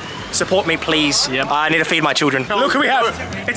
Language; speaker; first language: English; native; English